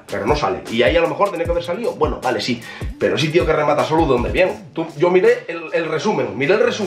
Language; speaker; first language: Spanish; native; Spanish